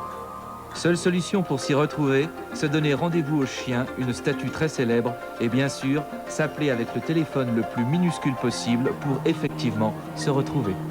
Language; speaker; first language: French; native; French